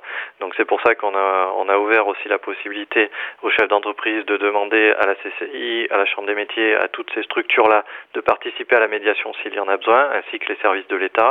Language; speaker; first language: French; native; French